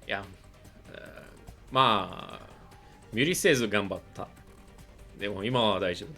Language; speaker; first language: Japanese; non-native, learner; English